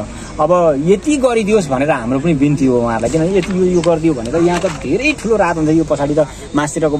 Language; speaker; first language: Nepali; native; Nepali